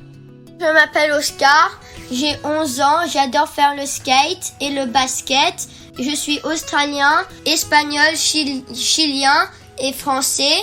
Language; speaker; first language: French; early bilingual, heritage; French